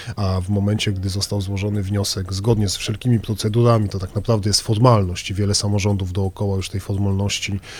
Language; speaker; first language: Polish; native; Polish